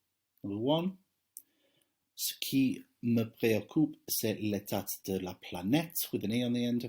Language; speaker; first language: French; non-native, fluent; English